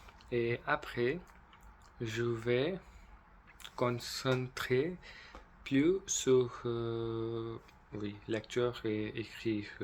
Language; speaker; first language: French; non-native, learner; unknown